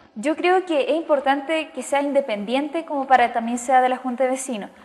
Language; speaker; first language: Spanish; native; Spanish